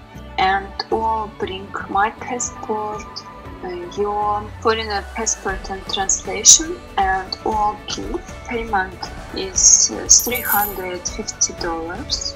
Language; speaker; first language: English; non-native, learner; Russian